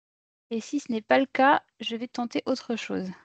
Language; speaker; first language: French; native; French